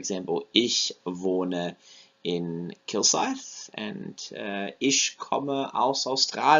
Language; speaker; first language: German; non-native, fluent; English